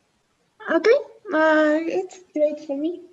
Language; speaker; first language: English; non-native, learner; Spanish